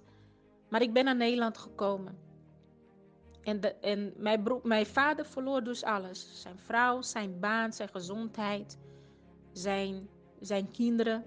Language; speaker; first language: Dutch; non-native, fluent; Portuguese